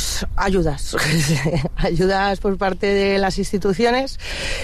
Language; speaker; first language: Spanish; native; Spanish